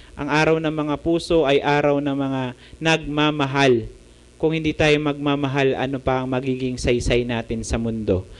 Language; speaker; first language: Filipino; native; Filipino